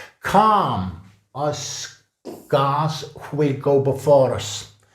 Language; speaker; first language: English; non-native, fluent; Korean